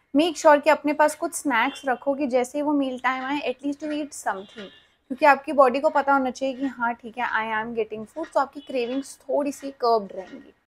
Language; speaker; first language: Hindi; native; Hindi